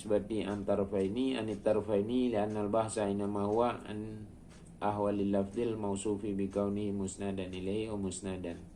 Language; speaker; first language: Arabic; non-native, fluent; Achinese